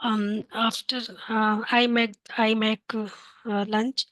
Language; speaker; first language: English; non-native, learner; Hindi